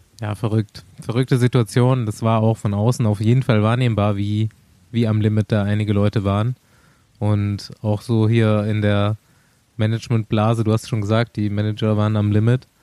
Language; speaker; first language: German; native; German